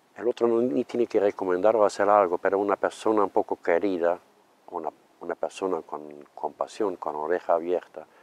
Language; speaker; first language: Spanish; non-native, fluent; German